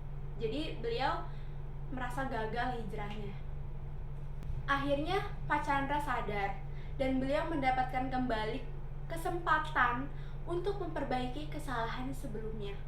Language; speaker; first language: Indonesian; native; Indonesian